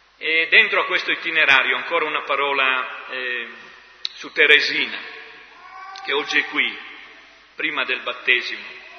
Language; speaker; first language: Italian; native; Italian